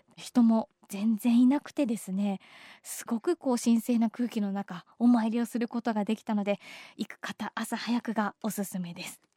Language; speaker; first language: Japanese; native; Japanese